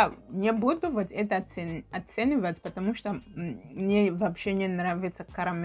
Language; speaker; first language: Russian; non-native, learner; English